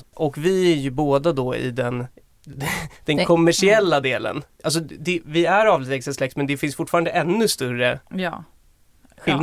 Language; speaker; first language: Swedish; native; Swedish